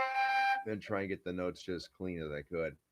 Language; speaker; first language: English; native; English